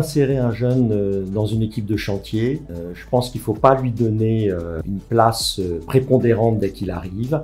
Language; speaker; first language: French; native; French